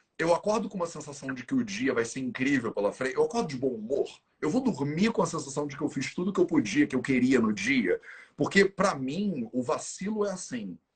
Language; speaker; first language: Portuguese; native; Portuguese